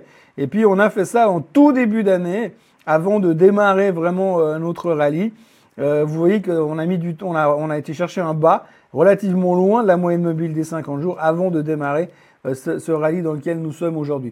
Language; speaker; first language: French; native; French